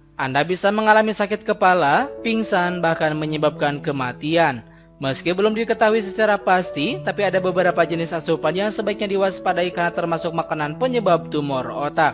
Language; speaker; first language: Indonesian; native; Indonesian